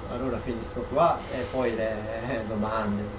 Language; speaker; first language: Italian; non-native, fluent; Japanese